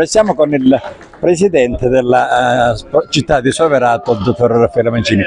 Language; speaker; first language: Italian; native; Italian